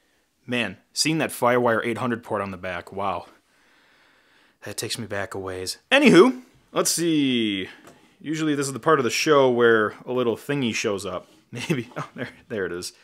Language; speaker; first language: English; native; English